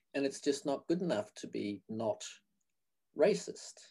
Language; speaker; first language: English; native; English